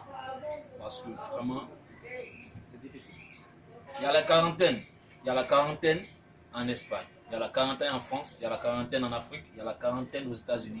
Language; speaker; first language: French; native; French